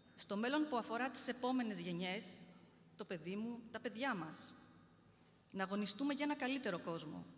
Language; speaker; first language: Greek; early bilingual, heritage; Greek